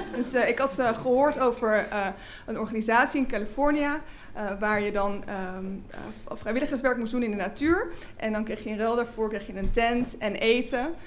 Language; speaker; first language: Dutch; native; Dutch